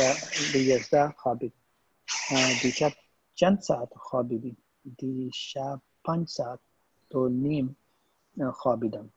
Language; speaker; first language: Persian; non-native, learner; Urdu